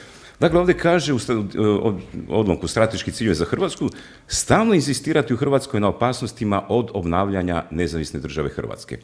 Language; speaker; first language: Croatian; native; Croatian